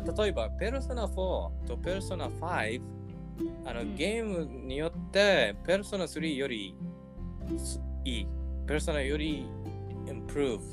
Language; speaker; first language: Japanese; non-native, learner; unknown